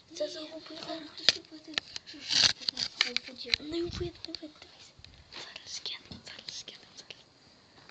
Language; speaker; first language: Ukrainian; native; Ukrainian